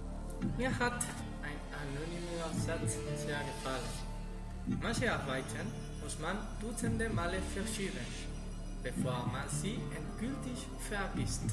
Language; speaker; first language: German; non-native, learner; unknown